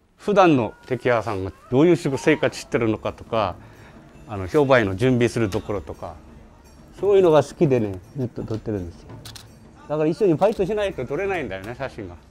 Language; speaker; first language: Japanese; non-native, fluent; Korean